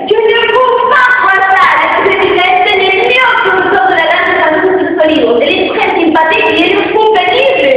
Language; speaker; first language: French; non-native, learner; Spanish